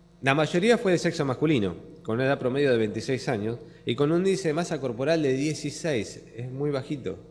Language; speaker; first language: Spanish; native; Spanish